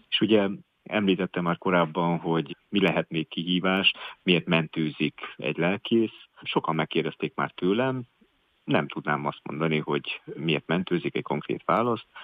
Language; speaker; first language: Hungarian; native; Hungarian